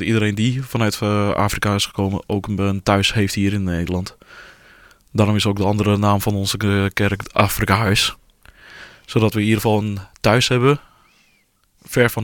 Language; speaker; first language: Dutch; early bilingual, other home language; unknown